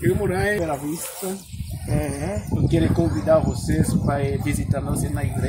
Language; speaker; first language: Portuguese; non-native, learner; Haitian Creole